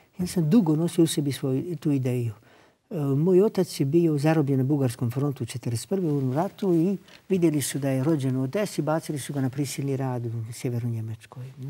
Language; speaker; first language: Croatian; native; Croatian